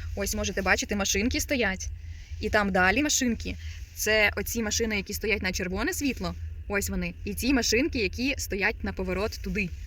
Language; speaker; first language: Ukrainian; non-native, local second language; Russian